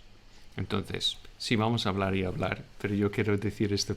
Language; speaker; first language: Spanish; non-native, fluent; English